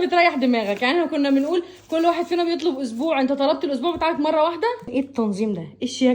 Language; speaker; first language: Arabic; native; Arabic